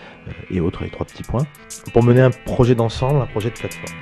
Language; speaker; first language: French; native; French